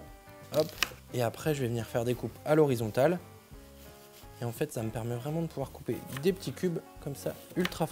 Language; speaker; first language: French; native; French